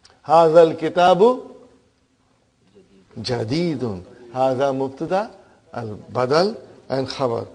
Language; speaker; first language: Arabic; non-native, fluent; Urdu